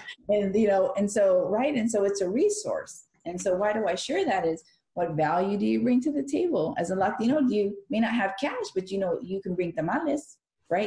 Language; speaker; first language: English; early bilingual, other home language; Spanish